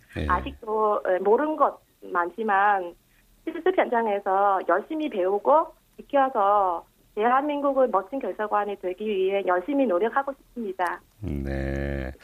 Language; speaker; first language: Korean; non-native, fluent; Vietnamese